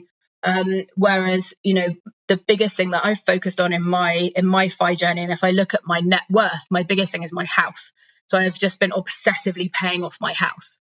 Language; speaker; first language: English; native; English